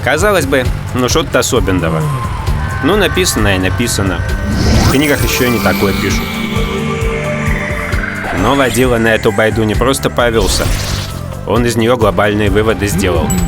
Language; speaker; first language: Russian; native; Russian